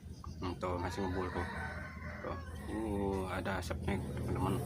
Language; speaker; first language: Indonesian; native; Indonesian